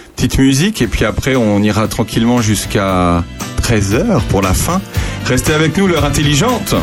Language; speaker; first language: French; native; French